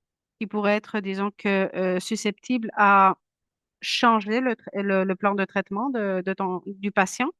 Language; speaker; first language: French; non-native, fluent; Spanish